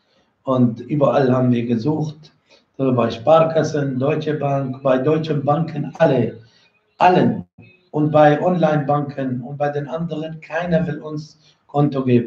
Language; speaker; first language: German; non-native, fluent; Arabic